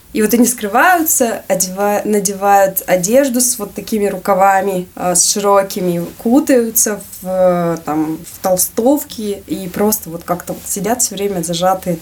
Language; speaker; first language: Russian; native; Russian